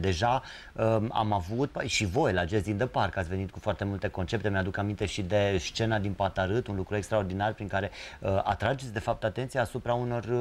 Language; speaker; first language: Romanian; native; Romanian